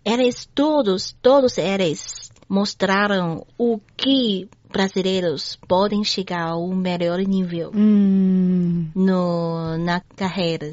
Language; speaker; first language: Portuguese; non-native, learner; Chinese